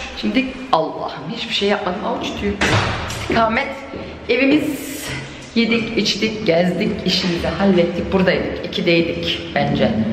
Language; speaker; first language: Turkish; early bilingual, heritage; Turkish